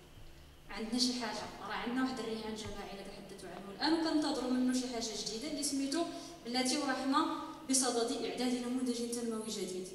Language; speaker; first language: Arabic; native; Arabic